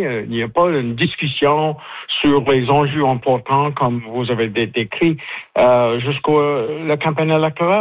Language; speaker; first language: French; non-native, learner; English